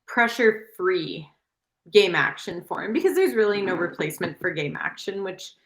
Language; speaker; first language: English; native; English